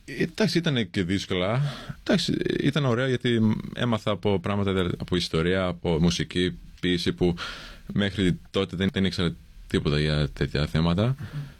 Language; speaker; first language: Greek; early bilingual, heritage; English